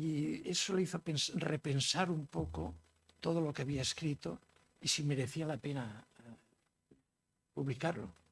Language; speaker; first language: Spanish; native; Spanish